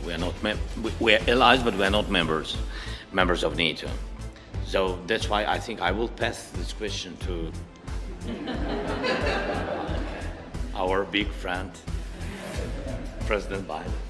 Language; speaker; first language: English; non-native, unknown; Russian